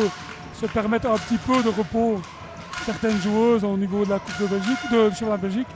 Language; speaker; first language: French; native; French